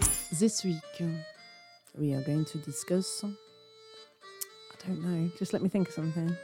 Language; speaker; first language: English; native; English